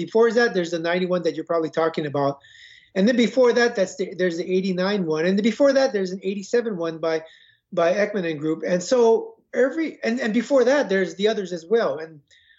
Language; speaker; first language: English; native; English